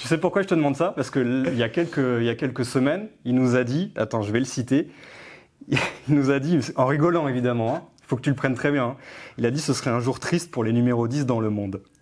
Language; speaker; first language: French; native; French